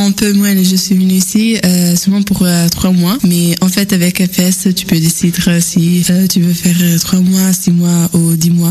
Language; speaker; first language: French; non-native, fluent; Italian